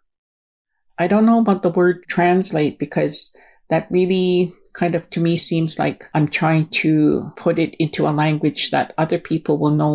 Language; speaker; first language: English; non-native, local second language; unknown